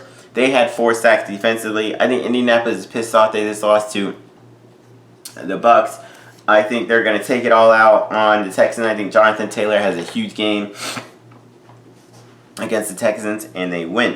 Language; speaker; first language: English; native; English